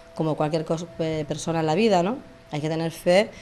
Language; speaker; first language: Spanish; native; Spanish